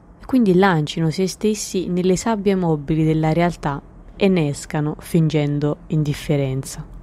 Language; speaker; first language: Italian; native; Italian